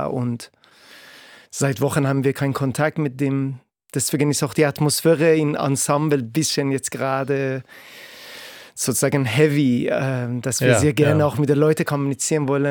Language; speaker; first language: German; non-native, fluent; Persian